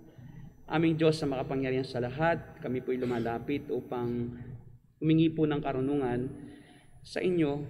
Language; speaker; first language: Filipino; native; Filipino